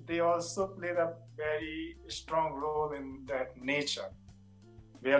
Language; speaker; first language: English; non-native, local second language; Hindi